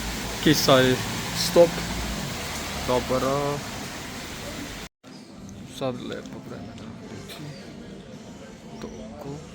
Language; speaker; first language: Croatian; non-native, learner; Nepali